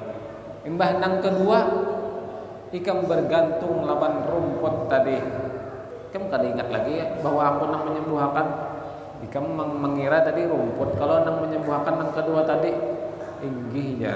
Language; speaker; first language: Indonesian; non-native, local second language; Banjar